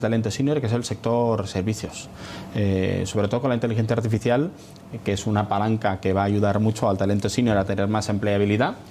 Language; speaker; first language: Spanish; native; Spanish